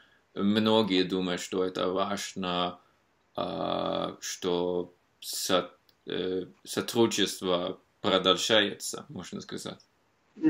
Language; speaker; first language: Russian; non-native, fluent; Norwegian